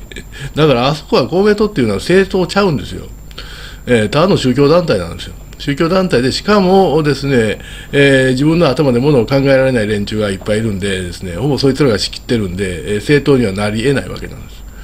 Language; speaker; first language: Japanese; native; Japanese